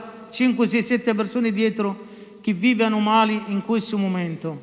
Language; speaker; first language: Italian; non-native, learner; Arabic